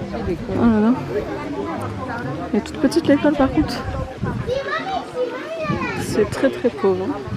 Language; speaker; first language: French; native; French